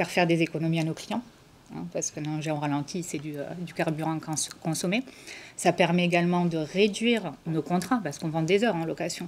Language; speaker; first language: French; native; French